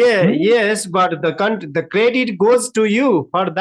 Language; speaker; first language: English; non-native, learner; Nepali